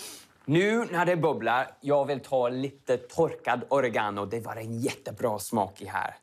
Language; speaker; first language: Swedish; non-native, learner; English